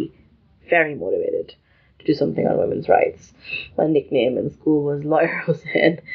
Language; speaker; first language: English; non-native, local second language; Urdu